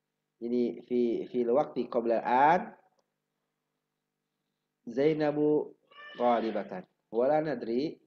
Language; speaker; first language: Arabic; non-native, fluent; Indonesian